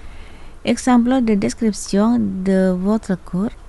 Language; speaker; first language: French; non-native, fluent; Indonesian